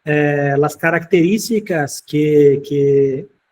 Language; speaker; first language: Spanish; non-native, fluent; Portuguese